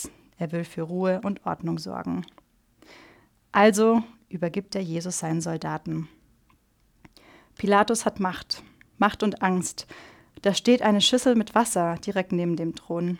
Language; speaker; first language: German; native; German